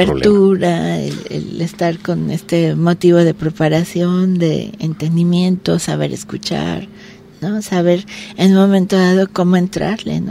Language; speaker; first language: Spanish; native; Spanish